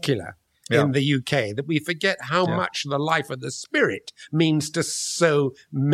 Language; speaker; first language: English; native; English